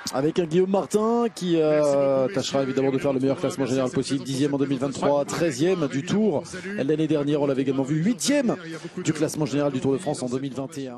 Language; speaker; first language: French; native; French